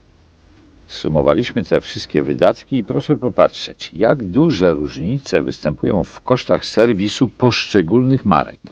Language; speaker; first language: Polish; native; Polish